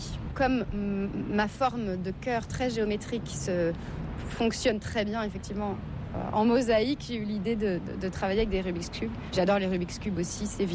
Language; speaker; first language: French; native; French